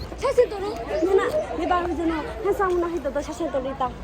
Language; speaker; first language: Japanese; non-native, learner; Vietnamese